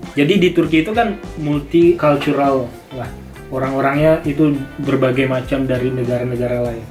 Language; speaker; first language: Indonesian; native; Indonesian